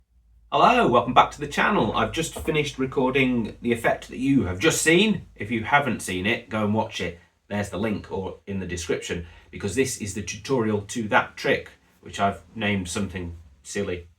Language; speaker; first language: English; native; English